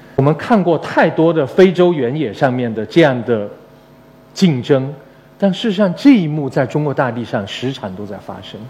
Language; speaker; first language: Chinese; native; Chinese